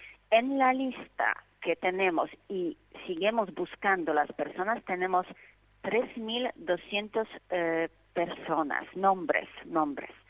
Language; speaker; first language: Spanish; non-native, fluent; Polish